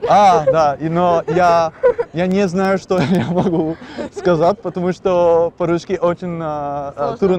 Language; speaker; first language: Russian; non-native, learner; Dutch